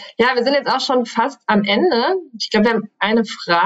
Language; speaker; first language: German; native; German